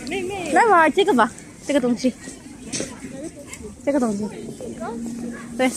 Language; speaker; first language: Chinese; non-native, fluent; Urdu